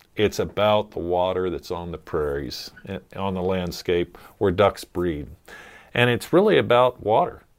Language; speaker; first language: English; native; English